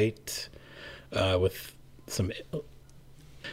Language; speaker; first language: English; early bilingual, other home language; Cantonese